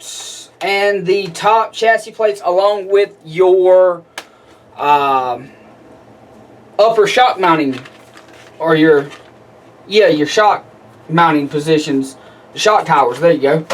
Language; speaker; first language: English; native; English